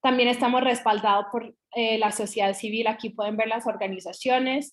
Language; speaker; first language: Spanish; non-native, fluent; English